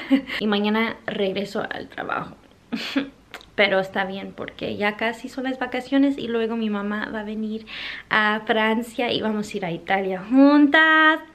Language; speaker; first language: Spanish; early bilingual, heritage; English